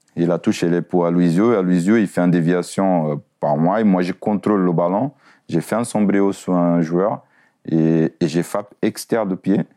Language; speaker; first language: French; non-native, fluent; Portuguese